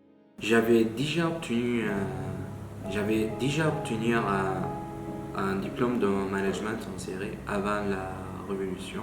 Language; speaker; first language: French; non-native, learner; Arabic